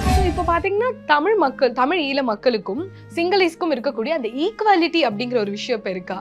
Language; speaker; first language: Tamil; native; Tamil